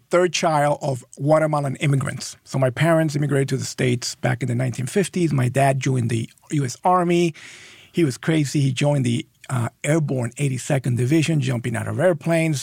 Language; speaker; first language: English; non-native, fluent; Spanish